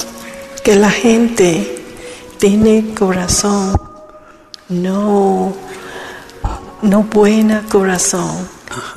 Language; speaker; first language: Spanish; non-native, learner; Vietnamese